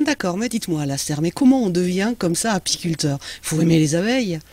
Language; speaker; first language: French; native; French